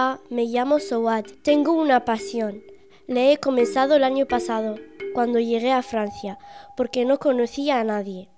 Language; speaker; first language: Spanish; non-native, local second language; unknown